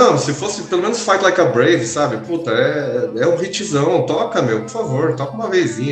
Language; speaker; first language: Portuguese; native; Portuguese